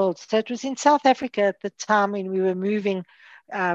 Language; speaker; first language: English; native; English